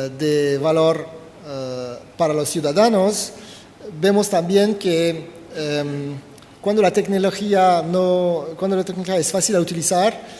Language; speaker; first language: Spanish; non-native, fluent; French